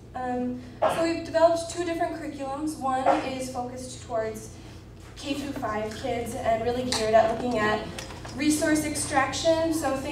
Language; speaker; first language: English; native; English